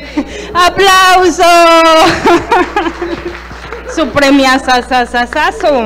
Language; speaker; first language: Spanish; native; Spanish